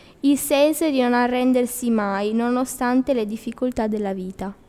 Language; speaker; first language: Italian; native; Italian